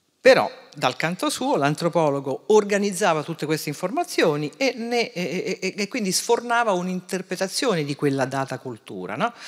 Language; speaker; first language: Italian; native; Italian